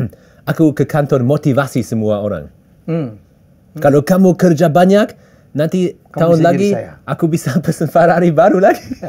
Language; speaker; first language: Indonesian; early bilingual, heritage; English